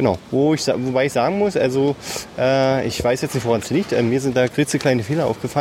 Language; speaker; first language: German; native; German